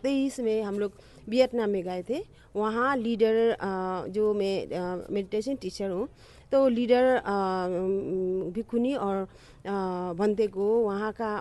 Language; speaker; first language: Hindi; non-native, learner; Nepali